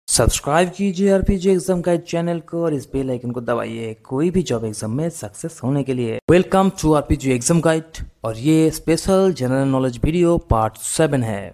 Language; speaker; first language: Hindi; non-native, local second language; Bangla